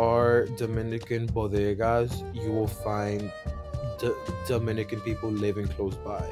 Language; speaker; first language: English; native; English